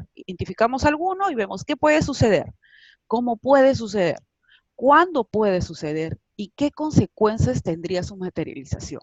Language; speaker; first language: Spanish; native; Spanish